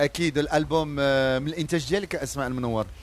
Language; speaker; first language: Arabic; native; Arabic